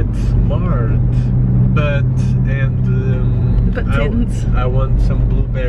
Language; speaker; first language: English; non-native, learner; Portuguese